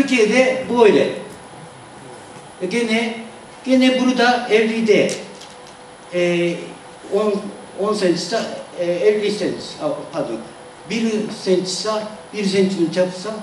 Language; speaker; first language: Turkish; non-native, learner; Japanese